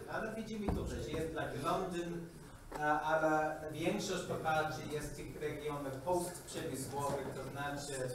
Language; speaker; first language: Polish; non-native, learner; English